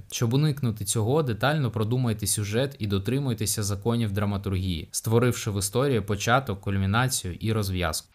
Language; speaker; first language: Ukrainian; native; Ukrainian